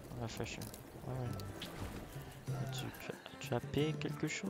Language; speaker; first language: French; non-native, learner; English